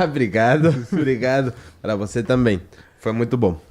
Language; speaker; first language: Portuguese; non-native, learner; Spanish